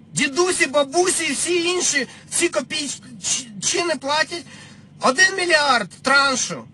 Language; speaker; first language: Ukrainian; non-native, local second language; Russian